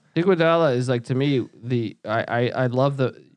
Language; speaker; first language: English; native; English